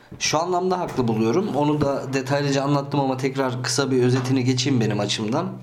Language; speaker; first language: Turkish; early bilingual, heritage; Turkish